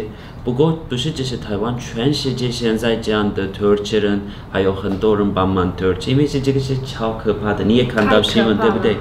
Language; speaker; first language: Chinese; non-native, fluent; Turkish